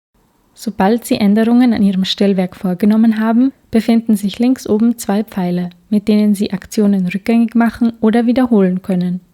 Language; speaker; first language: German; native; German